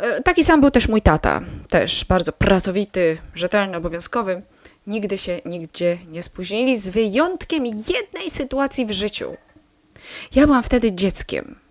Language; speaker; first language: Polish; native; Polish